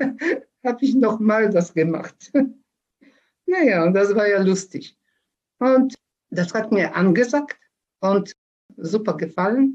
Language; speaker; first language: German; early bilingual, other home language; Polish